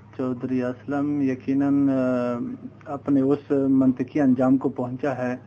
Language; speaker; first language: Urdu; non-native, local second language; Pashto